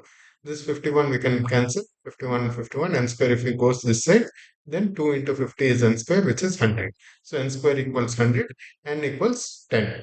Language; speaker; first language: English; non-native, local second language; Telugu